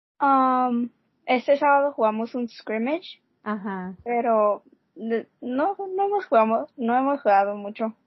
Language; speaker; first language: Spanish; early bilingual, heritage; Spanish